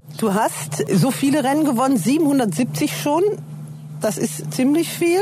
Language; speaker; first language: German; native; German